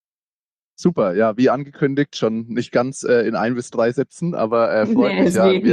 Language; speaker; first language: German; native; German